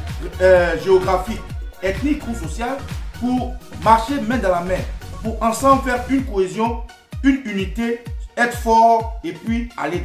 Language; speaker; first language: French; native; French